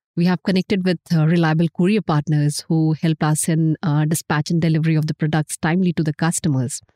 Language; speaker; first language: English; non-native, local second language; Hindi